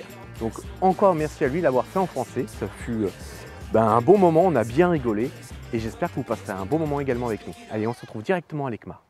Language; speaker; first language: French; native; French